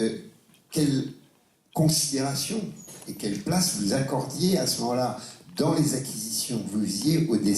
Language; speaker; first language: French; native; French